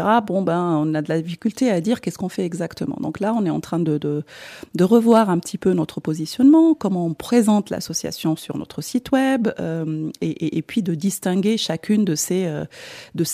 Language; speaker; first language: French; non-native, local second language; Arabic